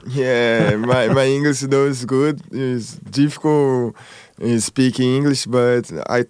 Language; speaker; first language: English; non-native, learner; Portuguese